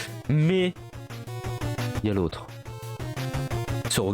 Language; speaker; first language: French; native; French